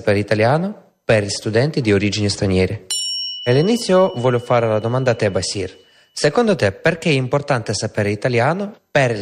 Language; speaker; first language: Italian; non-native, fluent; Ukrainian